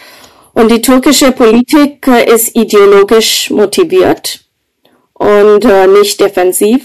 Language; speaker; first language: German; non-native, fluent; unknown